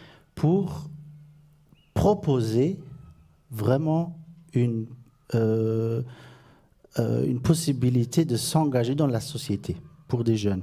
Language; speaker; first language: French; non-native, fluent; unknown